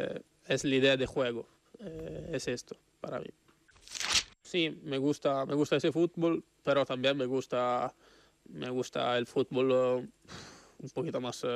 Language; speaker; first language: Spanish; non-native, fluent; Italian